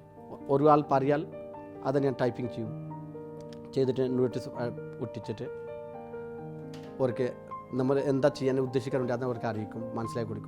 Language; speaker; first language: Malayalam; non-native, local second language; Assamese